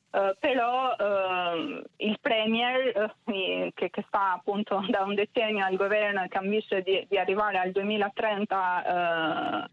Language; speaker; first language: Italian; non-native, fluent; Albanian